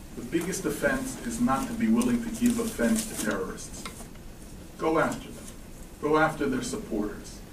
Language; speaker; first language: English; native; English